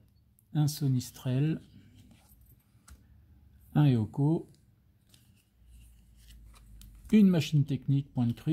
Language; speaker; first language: French; native; French